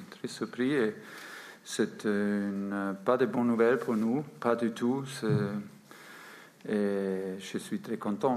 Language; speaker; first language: French; non-native, fluent; German